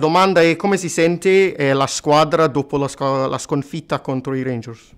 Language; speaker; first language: Italian; non-native, fluent; English